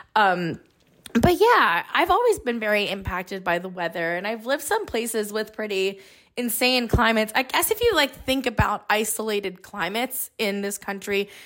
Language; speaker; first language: English; native; English